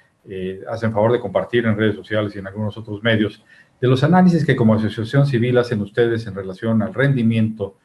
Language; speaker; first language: Spanish; native; Spanish